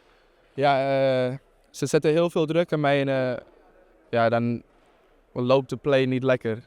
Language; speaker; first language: Dutch; non-native, fluent; English